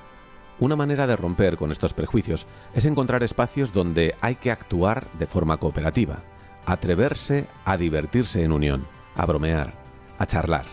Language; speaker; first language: Spanish; native; Spanish